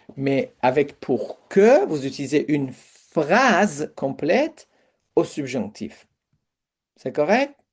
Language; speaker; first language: French; non-native, fluent; Persian